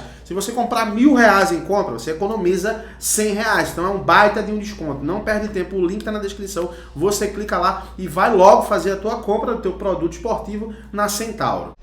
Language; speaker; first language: Portuguese; native; Portuguese